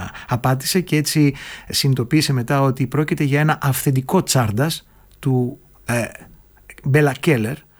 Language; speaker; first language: Greek; native; Greek